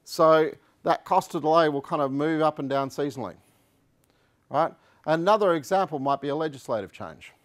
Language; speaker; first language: English; native; English